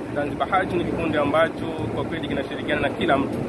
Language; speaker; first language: Swahili; native; Swahili